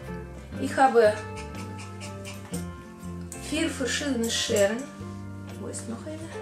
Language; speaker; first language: German; non-native, learner; Russian